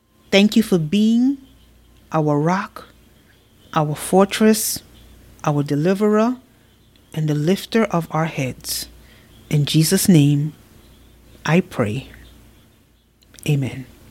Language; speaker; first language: English; native; English